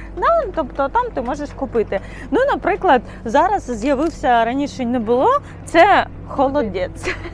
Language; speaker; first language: Ukrainian; non-native, local second language; Russian